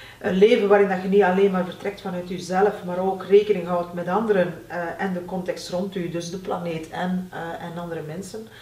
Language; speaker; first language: Dutch; non-native, local second language; Turkish